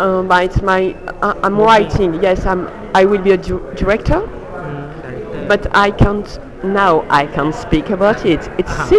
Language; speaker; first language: English; non-native, learner; French